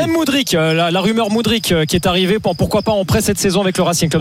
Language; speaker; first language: French; native; French